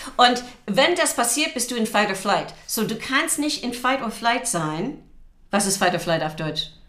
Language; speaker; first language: German; non-native, fluent; English